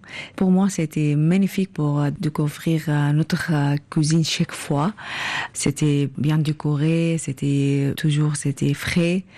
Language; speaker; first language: French; non-native, learner; Arabic